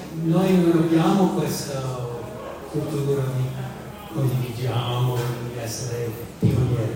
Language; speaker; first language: Italian; non-native, fluent; English